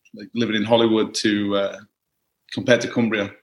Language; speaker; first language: English; native; English